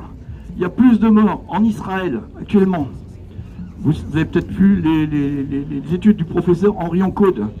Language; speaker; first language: French; native; French